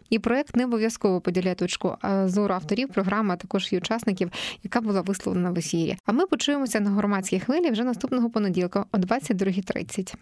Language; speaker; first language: Ukrainian; native; Ukrainian